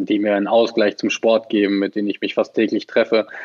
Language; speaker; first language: German; native; German